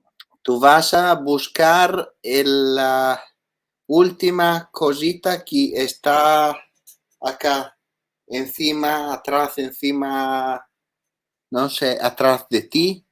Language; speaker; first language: Spanish; non-native, learner; Italian